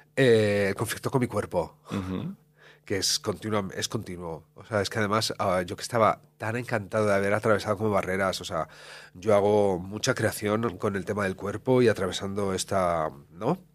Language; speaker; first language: Spanish; native; Spanish